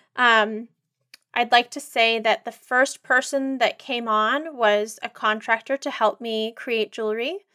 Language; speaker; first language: English; native; English